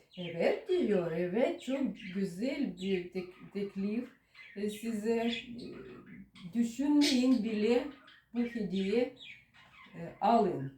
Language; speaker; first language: Turkish; non-native, learner; Russian